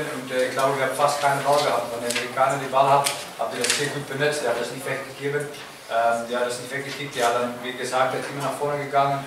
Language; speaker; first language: German; non-native, fluent; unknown